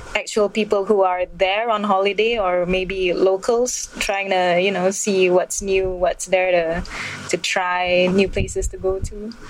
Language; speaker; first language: English; non-native, local second language; Malay